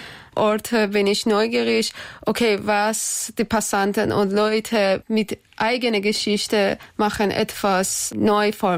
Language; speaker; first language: German; non-native, learner; Persian